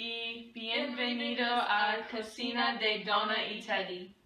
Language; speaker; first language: Spanish; non-native, learner; English